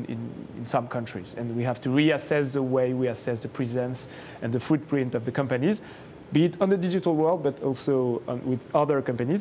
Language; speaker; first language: English; non-native, fluent; French